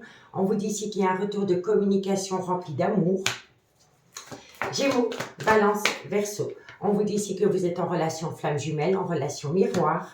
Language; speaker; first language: French; native; French